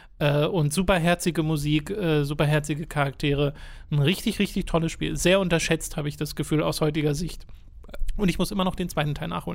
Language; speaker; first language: German; native; German